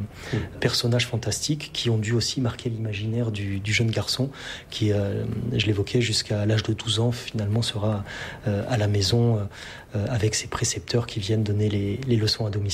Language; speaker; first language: French; native; French